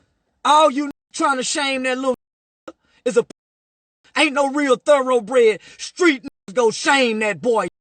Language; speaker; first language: English; native; English